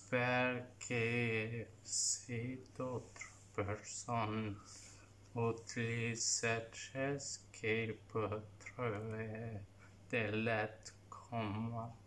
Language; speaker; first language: French; non-native, learner; Italian